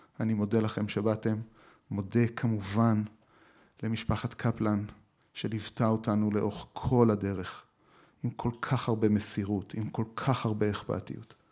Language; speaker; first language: Hebrew; native; Hebrew